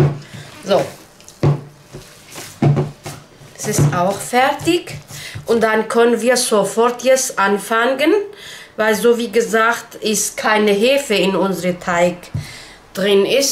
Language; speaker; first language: German; non-native, learner; Turkish